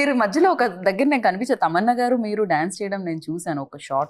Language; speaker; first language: Telugu; native; Telugu